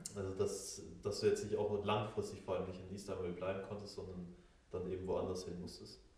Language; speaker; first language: German; native; German